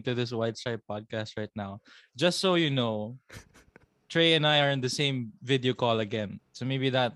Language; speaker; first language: English; non-native, local second language; Filipino